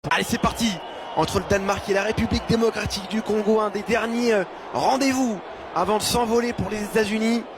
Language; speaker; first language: French; native; French